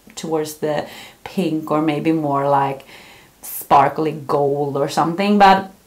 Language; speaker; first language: English; non-native, fluent; Swedish